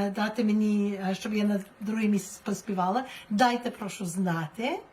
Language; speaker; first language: Ukrainian; early bilingual, heritage; Ukrainian